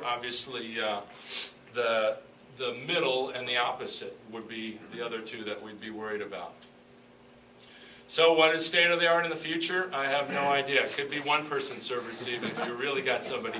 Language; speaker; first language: English; native; English